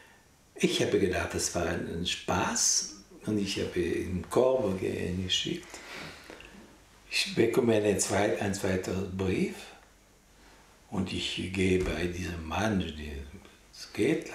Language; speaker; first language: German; non-native, local second language; French